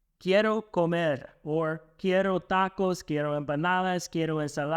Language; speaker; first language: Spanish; non-native, fluent; English